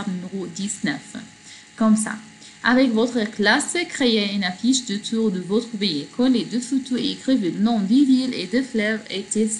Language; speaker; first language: French; non-native, fluent; Arabic